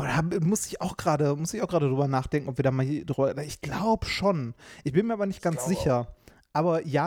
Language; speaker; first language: German; native; German